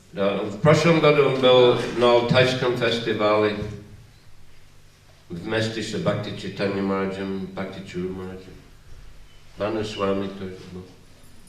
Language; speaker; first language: Russian; non-native, fluent; English